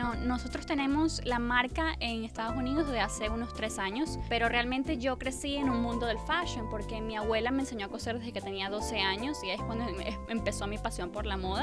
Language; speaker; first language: Spanish; native; Spanish